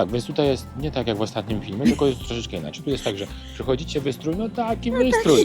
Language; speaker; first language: Polish; native; Polish